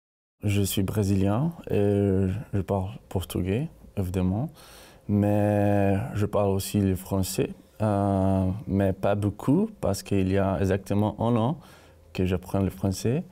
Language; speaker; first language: French; non-native, learner; Portuguese